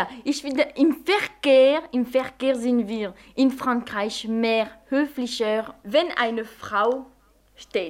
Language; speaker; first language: German; non-native, learner; French